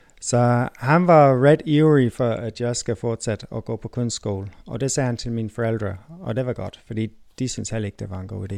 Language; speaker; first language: Danish; non-native, fluent; English